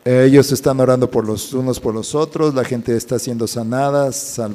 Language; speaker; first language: Spanish; native; Spanish